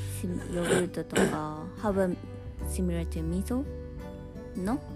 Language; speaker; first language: English; non-native, learner; Japanese